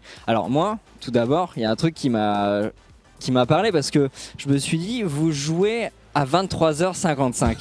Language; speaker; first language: French; native; French